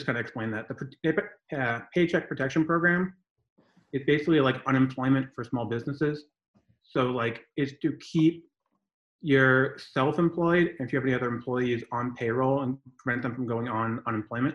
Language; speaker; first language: English; native; English